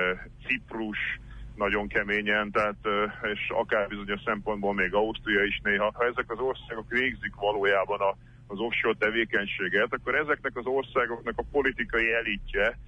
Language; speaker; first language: Hungarian; native; Hungarian